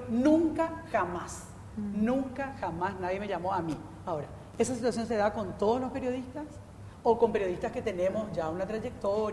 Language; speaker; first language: Spanish; native; Spanish